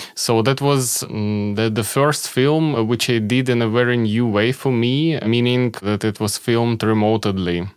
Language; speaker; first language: English; non-native, fluent; Ukrainian